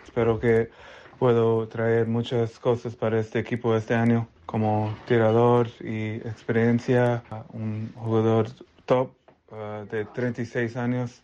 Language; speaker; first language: Spanish; non-native, learner; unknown